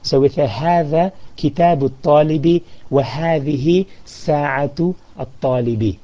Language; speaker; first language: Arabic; non-native, fluent; English